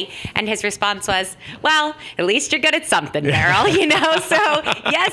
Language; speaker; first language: English; native; English